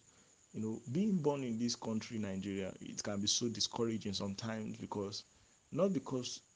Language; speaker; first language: English; non-native, local second language; Yoruba